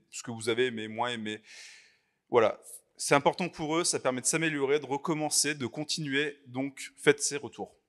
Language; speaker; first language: French; native; French